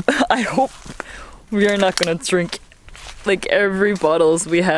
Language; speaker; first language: English; non-native, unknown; Korean